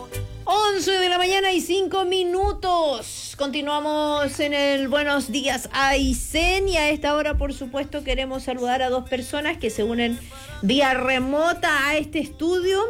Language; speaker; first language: Spanish; native; Spanish